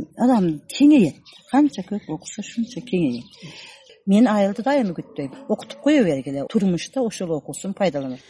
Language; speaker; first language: Kyrgyz; non-native, local second language; Uzbek